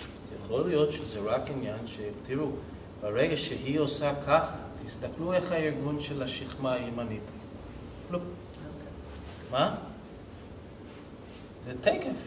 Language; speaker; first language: Hebrew; non-native, fluent; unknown